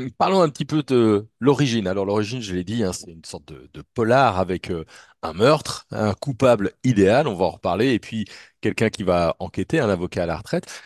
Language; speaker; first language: French; native; French